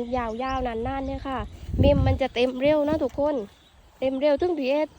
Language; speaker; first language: Thai; non-native, local second language; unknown